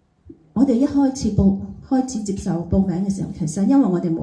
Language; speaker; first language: Cantonese; native; Cantonese